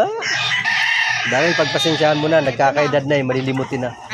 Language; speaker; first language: Filipino; native; Filipino